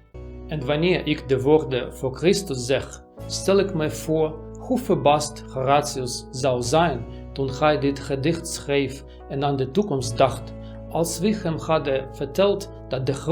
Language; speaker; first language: Dutch; non-native, learner; Russian